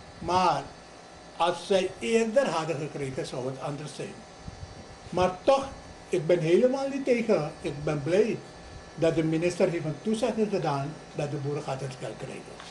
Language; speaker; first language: Dutch; native; Dutch